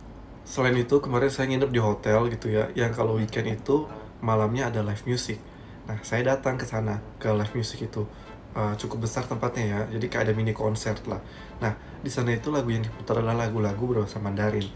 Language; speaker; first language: Indonesian; native; Indonesian